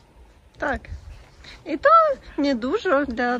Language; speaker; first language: Polish; non-native, learner; Russian